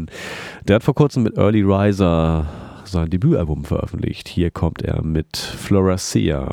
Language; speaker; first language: German; native; German